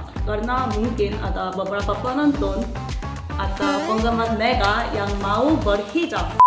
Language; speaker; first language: Indonesian; non-native, fluent; Korean